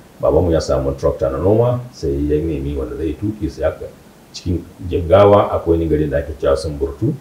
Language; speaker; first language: Hausa; non-native, local second language; Kanuri